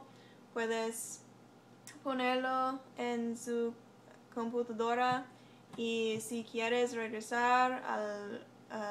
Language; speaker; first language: Spanish; non-native, learner; English